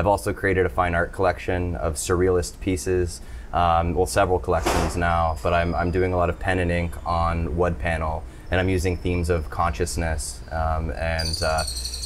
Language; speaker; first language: English; native; English